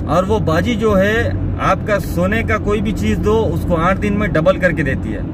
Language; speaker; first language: Hindi; native; Hindi